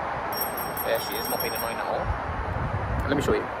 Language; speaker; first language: English; native; English